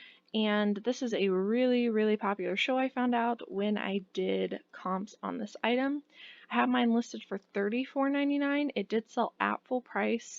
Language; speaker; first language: English; native; English